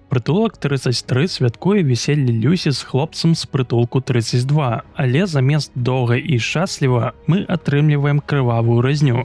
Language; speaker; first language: Belarusian; native; Belarusian